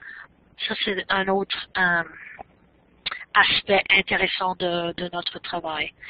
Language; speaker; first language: French; non-native, fluent; English